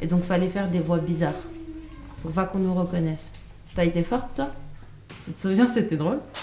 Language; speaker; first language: French; native; French